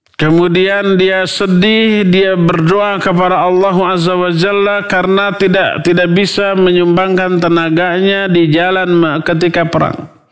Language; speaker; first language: Indonesian; non-native, local second language; Sundanese